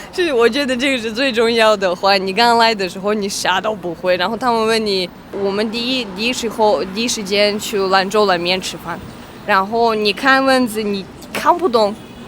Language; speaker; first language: Chinese; non-native, fluent; Tajik